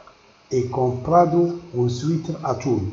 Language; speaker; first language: Spanish; non-native, learner; Arabic